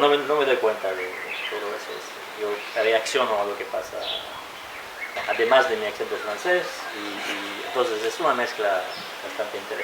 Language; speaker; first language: Spanish; non-native, fluent; French